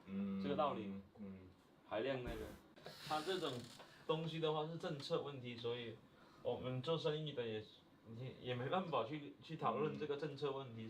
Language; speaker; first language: Chinese; native; Chinese